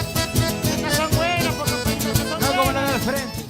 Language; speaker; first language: Spanish; native; Spanish